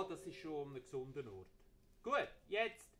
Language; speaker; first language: German; native; German